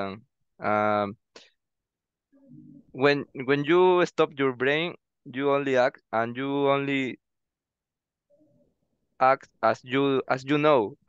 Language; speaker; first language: English; non-native, learner; Spanish